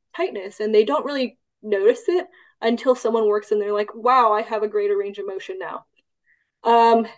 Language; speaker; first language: English; early bilingual, other home language; Cantonese